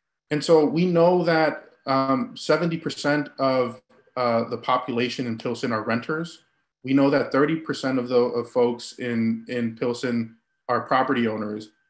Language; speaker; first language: English; early bilingual, other home language; Spanish